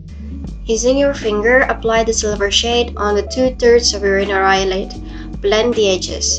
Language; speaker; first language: English; non-native, fluent; Indonesian